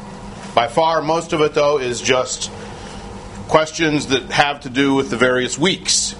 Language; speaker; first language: English; native; English